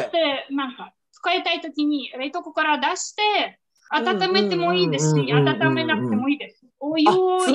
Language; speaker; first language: Japanese; non-native, fluent; Russian